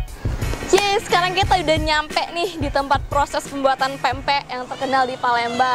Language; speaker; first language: Indonesian; native; Indonesian